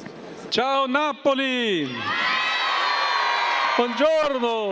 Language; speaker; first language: Italian; non-native, fluent; English